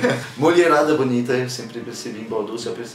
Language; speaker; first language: Portuguese; non-native, fluent; French